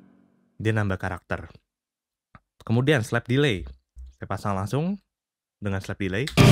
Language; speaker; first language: Indonesian; native; Indonesian